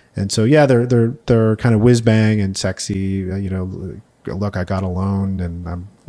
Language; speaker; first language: English; native; English